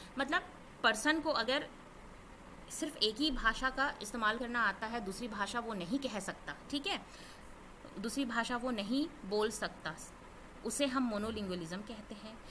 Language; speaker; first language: Hindi; non-native, local second language; Chhattisgarhi